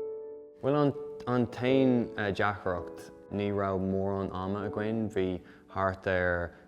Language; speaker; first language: Irish; native; Irish